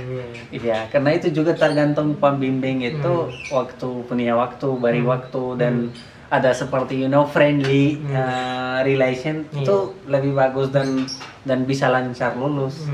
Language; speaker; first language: Indonesian; non-native, learner; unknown